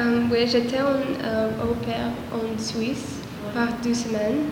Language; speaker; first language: French; non-native, learner; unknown